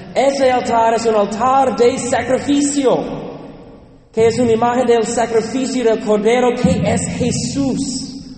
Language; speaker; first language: Spanish; non-native, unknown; English